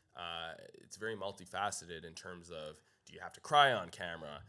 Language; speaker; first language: English; native; English